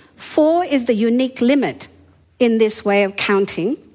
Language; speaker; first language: English; non-native, fluent; Hindi